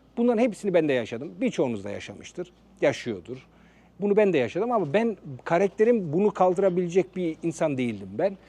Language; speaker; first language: Turkish; early bilingual, heritage; Turkish